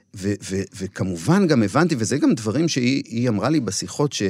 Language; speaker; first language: Hebrew; native; Hebrew